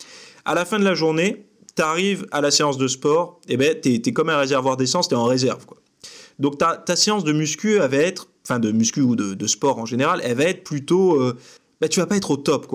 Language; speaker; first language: French; native; French